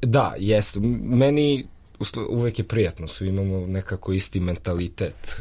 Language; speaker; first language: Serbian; early bilingual, heritage; Serbian